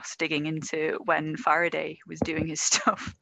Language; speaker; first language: English; native; English